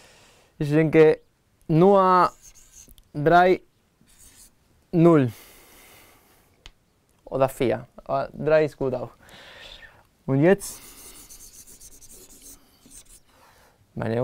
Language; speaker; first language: German; non-native, learner; Spanish